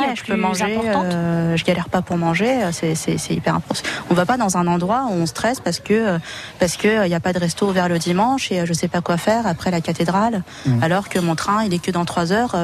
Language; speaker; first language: French; native; French